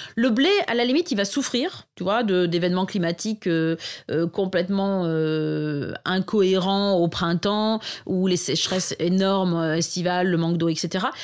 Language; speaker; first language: French; native; French